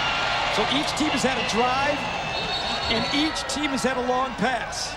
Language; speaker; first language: English; native; English